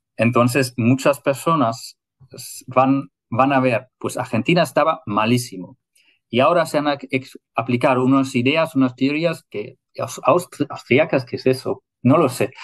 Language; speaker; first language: Spanish; non-native, fluent; German